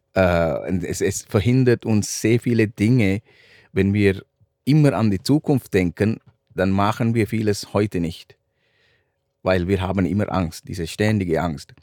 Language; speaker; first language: German; non-native, fluent; Sinhala